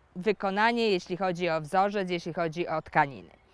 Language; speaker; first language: Polish; native; Polish